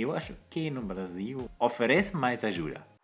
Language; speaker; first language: Portuguese; non-native, fluent; German